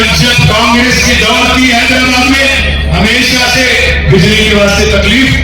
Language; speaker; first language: Urdu; non-native, local second language; Telugu